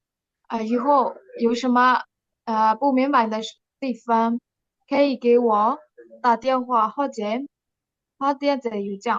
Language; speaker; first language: Chinese; non-native, learner; Burmese